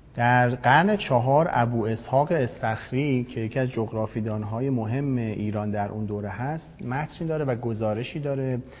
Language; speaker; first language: Persian; native; Persian